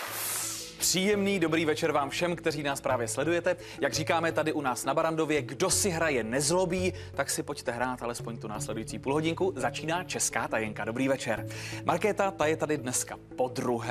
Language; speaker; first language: Czech; native; Czech